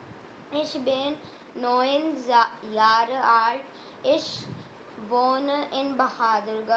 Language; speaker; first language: German; non-native, learner; Hindi